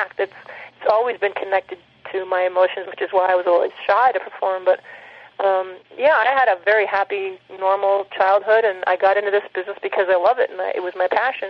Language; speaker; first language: English; native; English